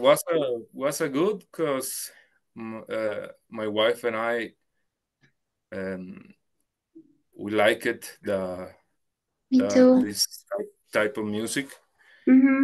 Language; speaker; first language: English; non-native, learner; Spanish